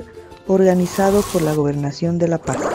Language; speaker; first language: Spanish; native; Spanish